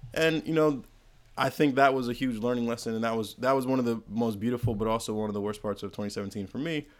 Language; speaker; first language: English; native; English